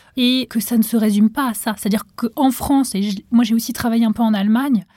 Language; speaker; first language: French; non-native, local second language; Arabic